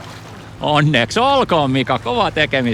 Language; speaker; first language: Finnish; native; Finnish